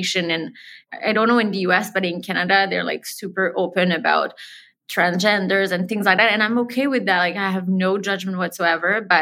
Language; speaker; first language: English; non-native, fluent; French